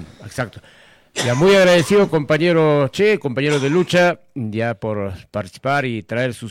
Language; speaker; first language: Spanish; native; Spanish